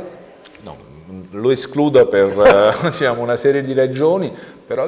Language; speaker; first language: Italian; native; Italian